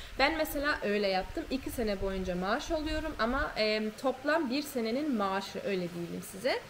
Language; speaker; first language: Turkish; early bilingual, heritage; Turkish